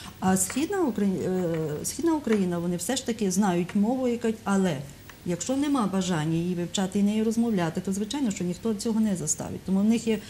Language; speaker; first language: Ukrainian; native; Ukrainian